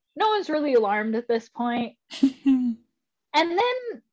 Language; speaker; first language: English; native; English